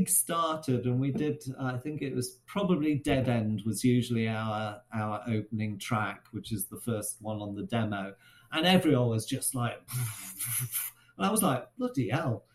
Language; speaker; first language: English; native; English